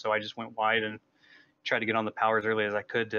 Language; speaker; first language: English; native; English